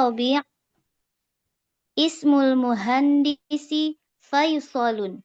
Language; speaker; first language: Arabic; non-native, learner; Indonesian